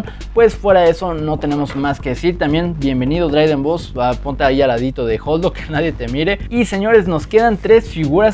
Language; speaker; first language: Spanish; native; Spanish